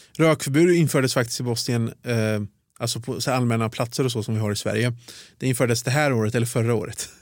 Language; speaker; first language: Swedish; early bilingual, other home language; Bosnian